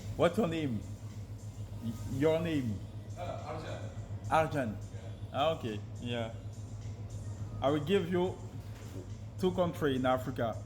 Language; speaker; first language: English; non-native, learner; French